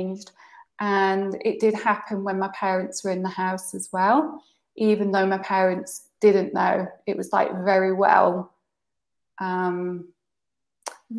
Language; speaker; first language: English; native; English